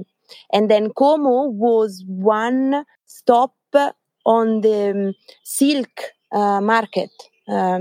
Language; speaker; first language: English; non-native, fluent; Italian